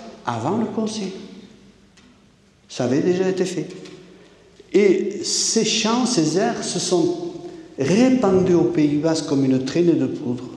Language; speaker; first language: French; native; French